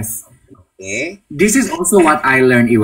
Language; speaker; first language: English; non-native, fluent; Indonesian